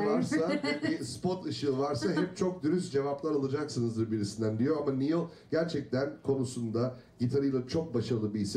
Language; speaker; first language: Turkish; native; Turkish